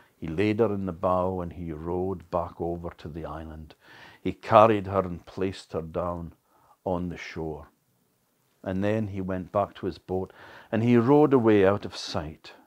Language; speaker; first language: English; native; English